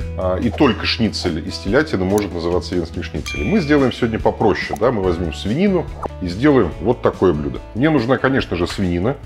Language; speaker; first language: Russian; native; Russian